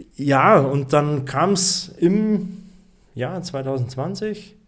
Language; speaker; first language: German; native; German